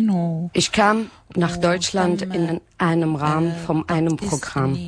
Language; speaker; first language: German; non-native, learner; Arabic